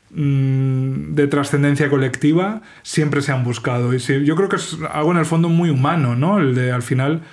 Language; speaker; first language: Spanish; native; Spanish